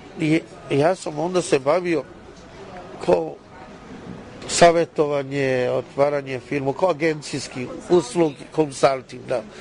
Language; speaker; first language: Serbian; non-native, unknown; Chinese